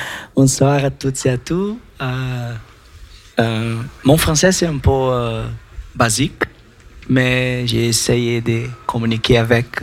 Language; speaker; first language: French; non-native, learner; Portuguese